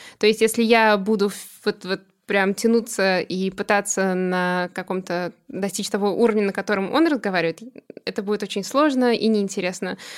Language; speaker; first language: Russian; native; Russian